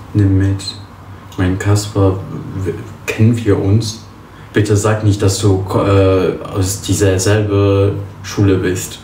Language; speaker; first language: German; early bilingual, other home language; Polish